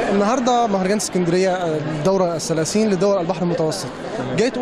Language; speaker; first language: Arabic; native; Arabic